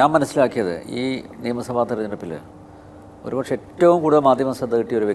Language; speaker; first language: Malayalam; native; Malayalam